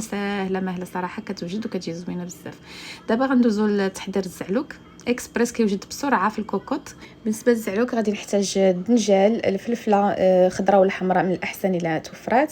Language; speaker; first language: Arabic; native; Arabic